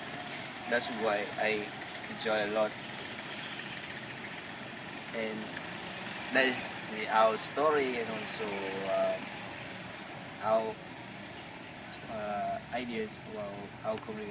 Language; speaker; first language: English; non-native, fluent; Vietnamese